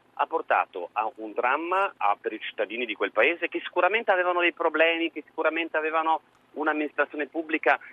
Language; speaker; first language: Italian; native; Italian